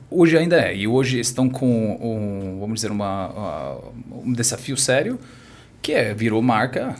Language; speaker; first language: Portuguese; non-native, fluent; English